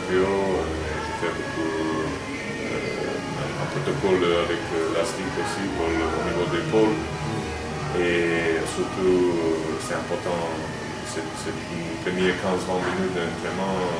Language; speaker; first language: French; non-native, fluent; Croatian